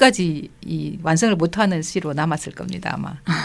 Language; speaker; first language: Korean; native; Korean